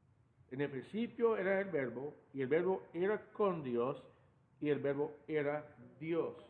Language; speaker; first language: Spanish; non-native, fluent; English